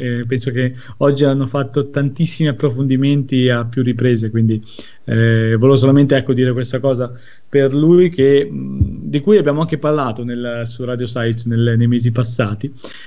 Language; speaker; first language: Italian; native; Italian